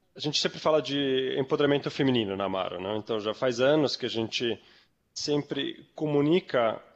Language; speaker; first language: Portuguese; non-native, fluent; Swiss German